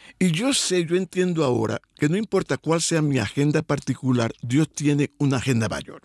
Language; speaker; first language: Spanish; native; Spanish